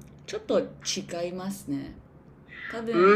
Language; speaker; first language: Japanese; non-native, learner; English